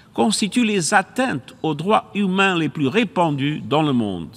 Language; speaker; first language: French; non-native, fluent; Portuguese